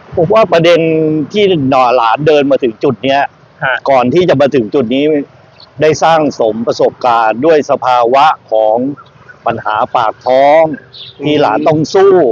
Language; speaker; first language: Thai; native; Thai